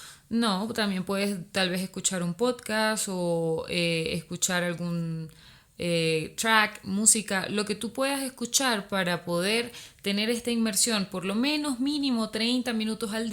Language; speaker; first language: Spanish; native; Spanish